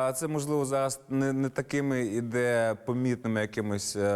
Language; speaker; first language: Ukrainian; native; Ukrainian